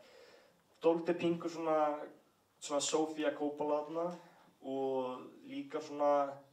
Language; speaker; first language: Icelandic; early bilingual, heritage; English